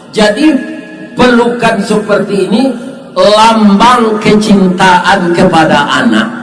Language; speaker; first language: Malay; non-native, local second language; Minangkabau